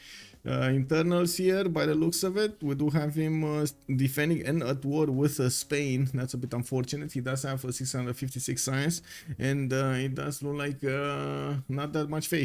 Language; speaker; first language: English; non-native, fluent; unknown